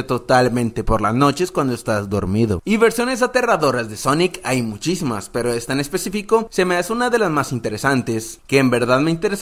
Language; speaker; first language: Spanish; native; Spanish